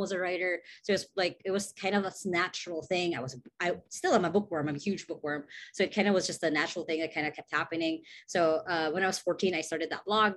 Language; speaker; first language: English; non-native, local second language; Cebuano